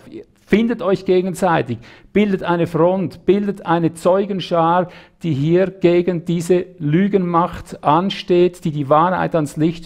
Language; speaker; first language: German; native; German